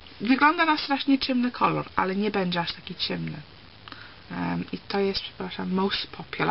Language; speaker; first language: Polish; early bilingual, heritage; Polish